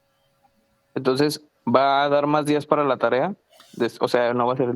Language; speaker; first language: Spanish; native; Spanish